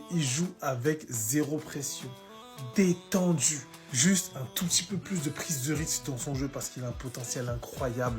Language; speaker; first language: French; native; French